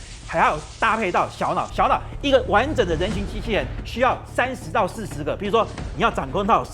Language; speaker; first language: Chinese; native; Chinese